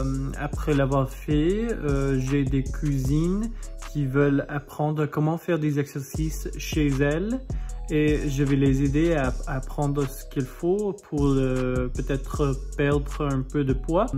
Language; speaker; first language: French; non-native, fluent; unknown